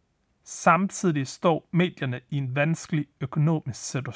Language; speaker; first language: Danish; native; Danish